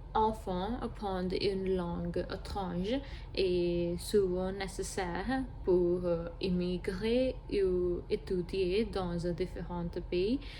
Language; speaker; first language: French; non-native, learner; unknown